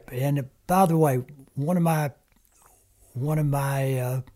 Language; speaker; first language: English; early bilingual, other home language; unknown